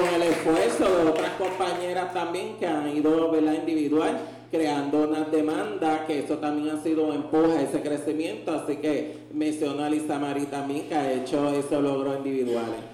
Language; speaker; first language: Spanish; native; Spanish